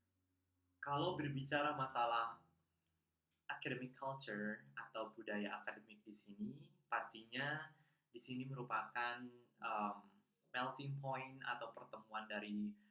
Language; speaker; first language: Indonesian; non-native, local second language; Balinese